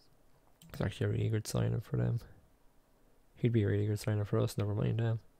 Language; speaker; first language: English; native; English